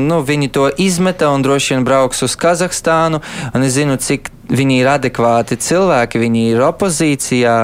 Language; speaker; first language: Latvian; early bilingual, heritage; Latvian